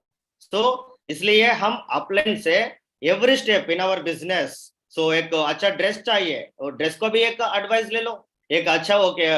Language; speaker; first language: Hindi; non-native, local second language; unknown